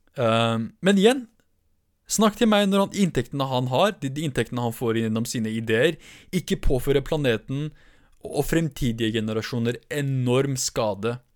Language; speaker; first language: Norwegian; early bilingual, other home language; Kurdish